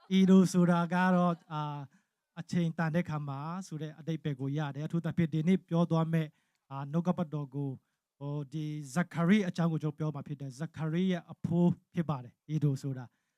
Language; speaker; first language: Burmese; non-native, local second language; Tedim Chin